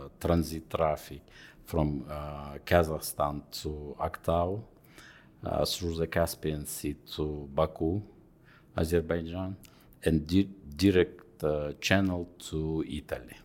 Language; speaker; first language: English; non-native, fluent; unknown